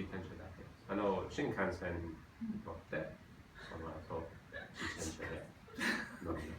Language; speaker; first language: Japanese; non-native, learner; English